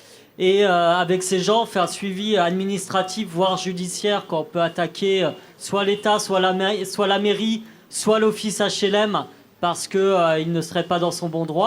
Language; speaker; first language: French; native; French